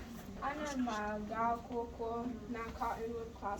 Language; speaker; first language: Igbo; early bilingual, heritage; Igbo